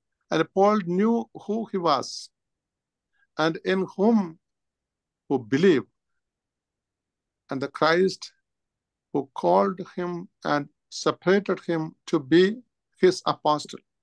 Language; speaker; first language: English; non-native, local second language; Malayalam